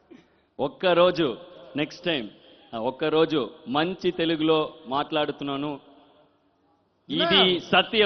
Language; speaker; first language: Telugu; non-native, learner; Tamil